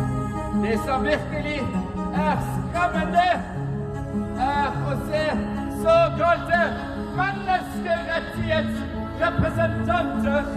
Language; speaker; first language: Norwegian; non-native, fluent; Persian